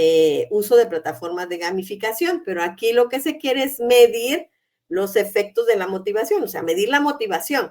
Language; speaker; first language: Spanish; native; Spanish